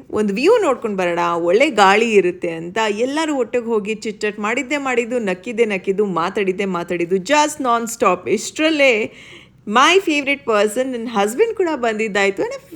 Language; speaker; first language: Kannada; non-native, local second language; Tulu